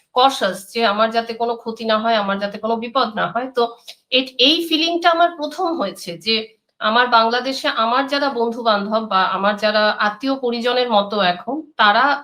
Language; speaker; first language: Bangla; native; Bangla